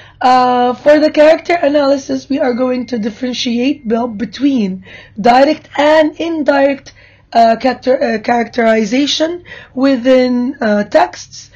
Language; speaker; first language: English; non-native, fluent; Arabic